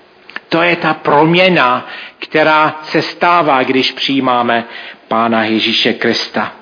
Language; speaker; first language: Czech; non-native, fluent; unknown